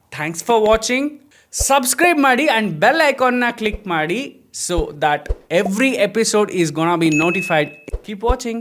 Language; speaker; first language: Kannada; native; Kannada